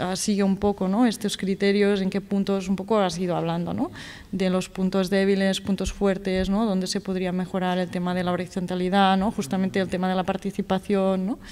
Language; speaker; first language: Spanish; non-native, local second language; Catalan